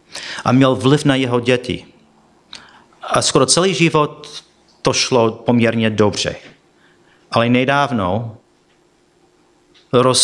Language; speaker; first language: Czech; non-native, fluent; English